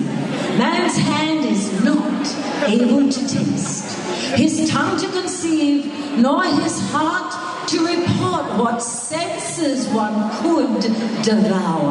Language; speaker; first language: English; native; English